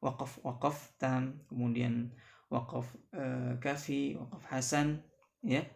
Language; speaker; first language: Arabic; non-native, fluent; Indonesian